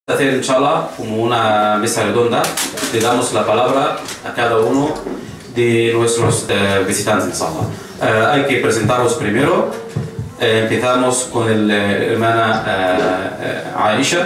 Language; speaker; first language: Spanish; non-native, fluent; Arabic